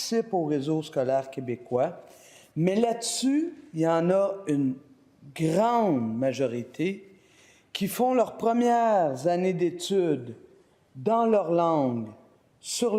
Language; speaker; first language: French; native; French